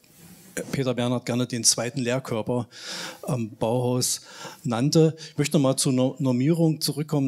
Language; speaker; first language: German; native; German